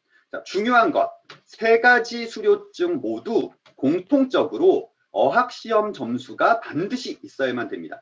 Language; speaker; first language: Korean; native; Korean